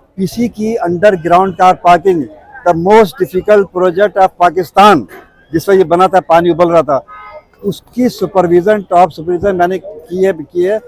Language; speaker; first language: Urdu; native; Urdu